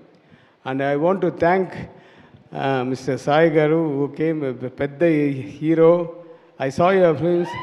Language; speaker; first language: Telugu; non-native, learner; Tamil